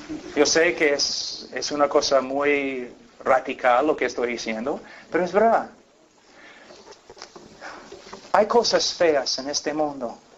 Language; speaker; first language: Spanish; non-native, fluent; English